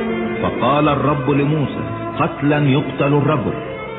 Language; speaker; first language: Arabic; native; Arabic